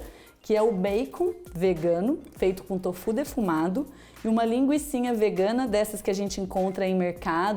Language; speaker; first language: Portuguese; native; Portuguese